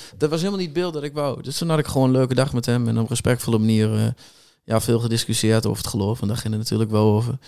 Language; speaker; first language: Dutch; native; Dutch